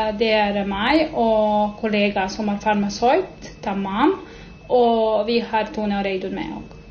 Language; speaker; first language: Norwegian; non-native, fluent; Serbian